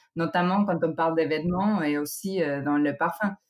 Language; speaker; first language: French; non-native, fluent; Spanish